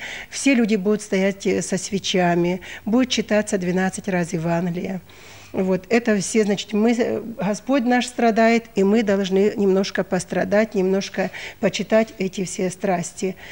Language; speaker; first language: Russian; native; Russian